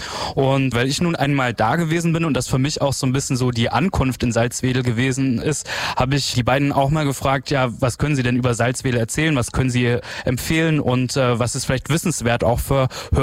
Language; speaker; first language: German; native; German